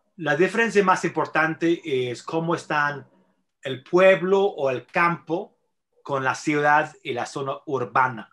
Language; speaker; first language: Spanish; non-native, fluent; English